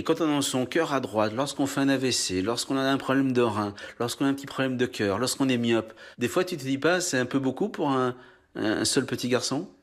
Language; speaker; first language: French; native; French